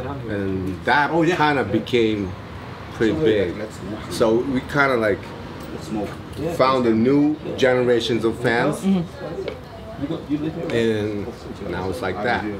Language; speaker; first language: English; non-native, fluent; Japanese